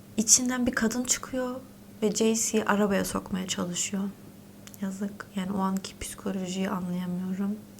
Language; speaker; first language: Turkish; early bilingual, heritage; Turkish